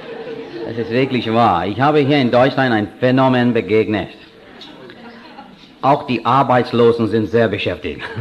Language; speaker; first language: German; non-native, fluent; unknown